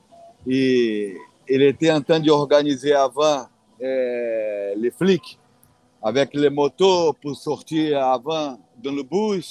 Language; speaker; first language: French; non-native, fluent; Portuguese